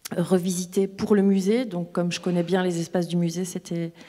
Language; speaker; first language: French; native; French